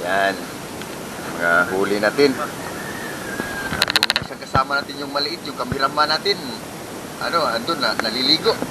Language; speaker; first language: Filipino; native; Filipino